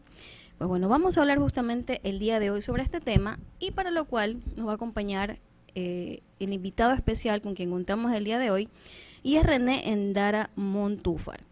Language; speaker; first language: Spanish; native; Spanish